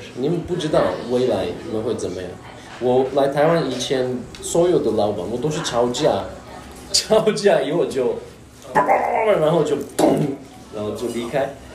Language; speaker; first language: Chinese; non-native, fluent; Turkish